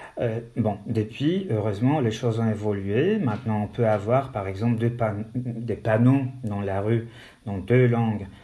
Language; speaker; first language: French; non-native, fluent; Polish